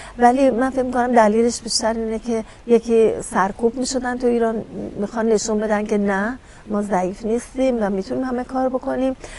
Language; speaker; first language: Persian; native; Persian